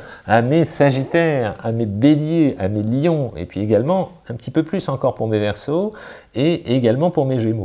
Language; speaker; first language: French; native; French